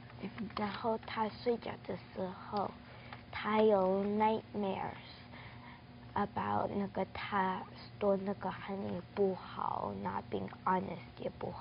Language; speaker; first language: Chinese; early bilingual, heritage; English